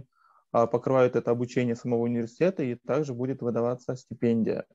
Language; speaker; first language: Russian; native; Russian